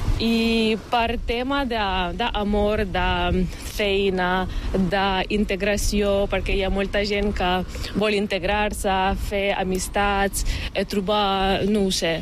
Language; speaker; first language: Catalan; non-native, learner; Ukrainian